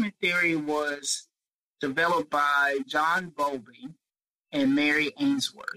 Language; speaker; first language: English; native; English